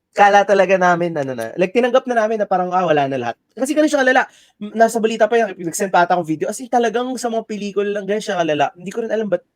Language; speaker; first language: Filipino; native; Filipino